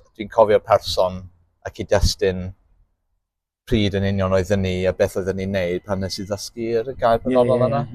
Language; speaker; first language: Welsh; non-native, local second language; English